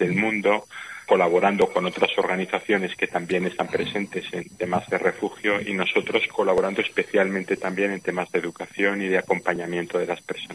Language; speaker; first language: Spanish; native; Spanish